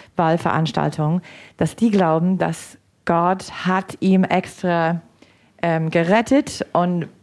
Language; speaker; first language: German; non-native, fluent; English